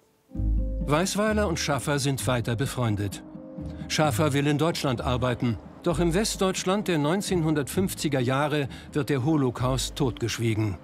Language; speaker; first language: German; native; German